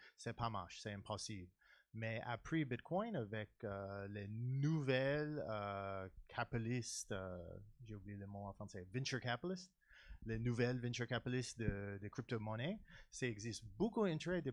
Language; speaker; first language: French; non-native, learner; English